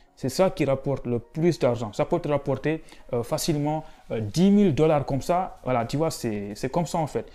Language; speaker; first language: French; non-native, local second language; Wolof